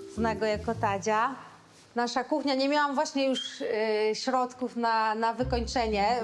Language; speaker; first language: Polish; native; Polish